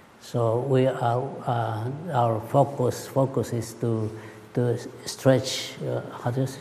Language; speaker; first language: English; non-native, learner; Spanish